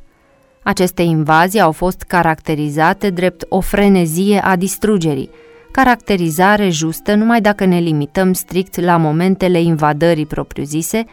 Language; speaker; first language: Romanian; native; Romanian